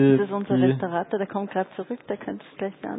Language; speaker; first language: German; native; German